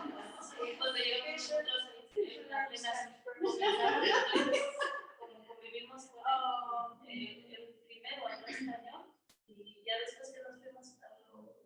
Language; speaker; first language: Spanish; early bilingual, heritage; Spanish